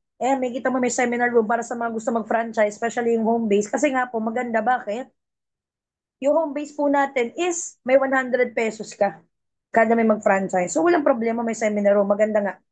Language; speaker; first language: Filipino; non-native, local second language; Cebuano